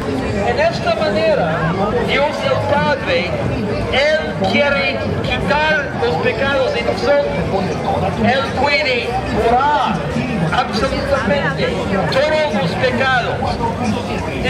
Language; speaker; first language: Spanish; non-native, learner; English